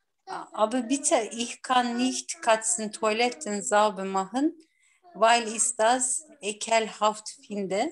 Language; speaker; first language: German; non-native, learner; Turkish